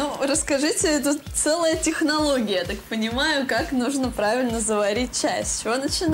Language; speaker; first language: Russian; native; Russian